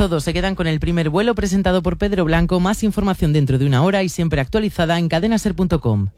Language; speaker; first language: Spanish; native; Spanish